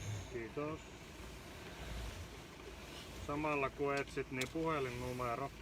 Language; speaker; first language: Finnish; native; Finnish